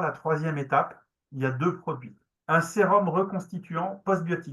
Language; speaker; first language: French; native; French